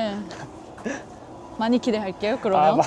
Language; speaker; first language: Korean; non-native, fluent; Japanese